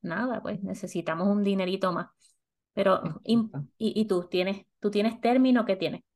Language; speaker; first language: Spanish; native; Spanish